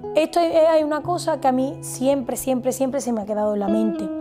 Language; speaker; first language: Spanish; native; Spanish